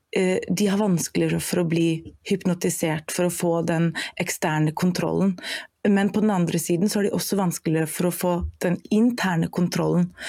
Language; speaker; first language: Norwegian; non-native, fluent; German